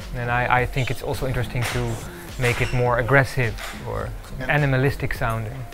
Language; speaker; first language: English; non-native, fluent; Dutch